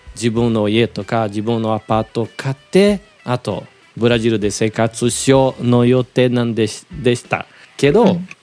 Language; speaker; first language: Japanese; non-native, learner; Portuguese